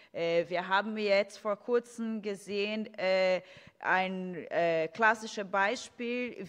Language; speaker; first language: German; non-native, fluent; Portuguese